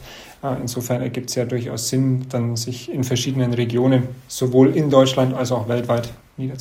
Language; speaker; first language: German; native; German